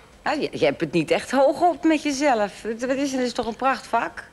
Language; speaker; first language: Dutch; native; Dutch